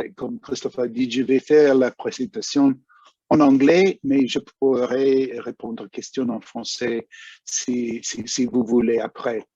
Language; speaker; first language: French; non-native, fluent; English